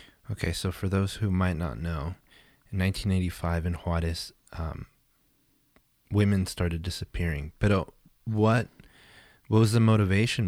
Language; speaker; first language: English; early bilingual, other home language; Spanish